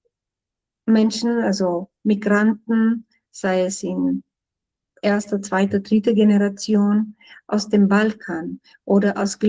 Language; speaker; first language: German; non-native, fluent; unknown